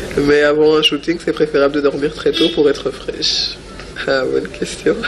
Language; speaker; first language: French; native; French